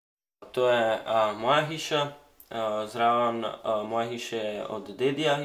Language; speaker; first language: Slovenian; early bilingual, other home language; Bosnian